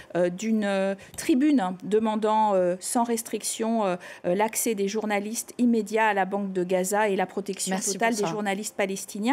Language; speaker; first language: French; native; French